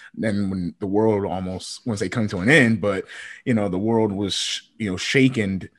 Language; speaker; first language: English; native; English